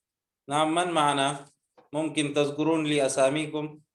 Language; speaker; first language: Arabic; non-native, fluent; Urdu